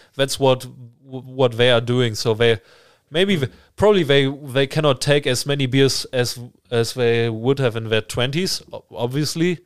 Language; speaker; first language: English; non-native, fluent; German